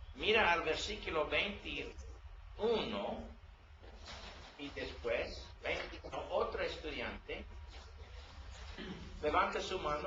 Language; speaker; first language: Spanish; non-native, learner; English